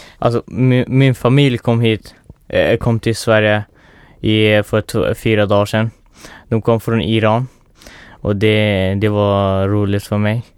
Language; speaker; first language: Swedish; early bilingual, other home language; Persian